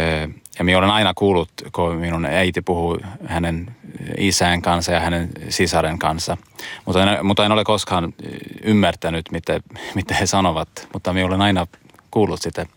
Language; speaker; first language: Finnish; early bilingual, heritage; Swedish